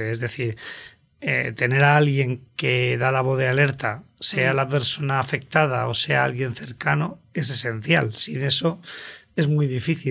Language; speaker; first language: Spanish; native; Spanish